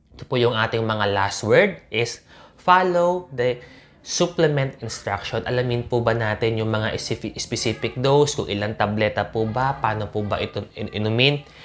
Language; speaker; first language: Filipino; native; Filipino